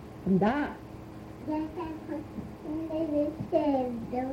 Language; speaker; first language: Spanish; early bilingual, heritage; Spanish